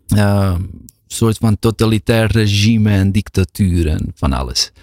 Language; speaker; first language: Dutch; native; Dutch